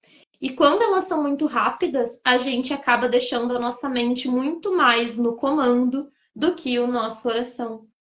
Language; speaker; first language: Portuguese; native; Portuguese